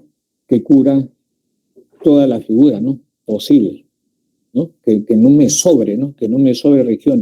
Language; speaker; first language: Spanish; native; Spanish